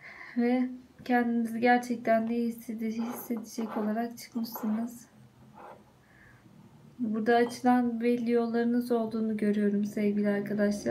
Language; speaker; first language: Turkish; native; Turkish